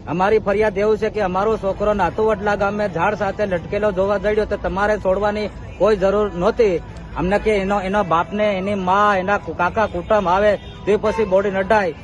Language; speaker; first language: Gujarati; non-native, local second language; Bhili